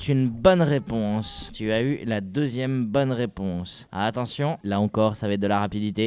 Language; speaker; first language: French; native; French